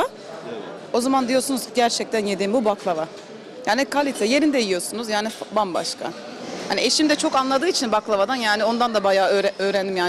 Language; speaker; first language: Turkish; early bilingual, heritage; Turkish